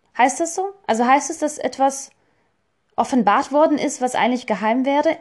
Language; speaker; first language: German; non-native, fluent; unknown